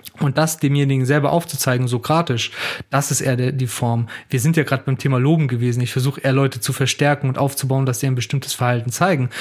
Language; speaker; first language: German; early bilingual, other home language; Turkish